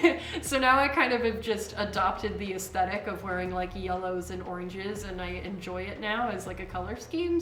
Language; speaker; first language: English; native; English